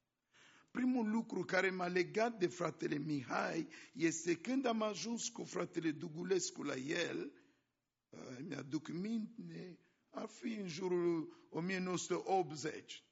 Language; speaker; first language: Romanian; non-native, fluent; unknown